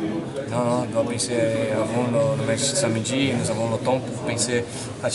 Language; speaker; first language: French; non-native, fluent; Portuguese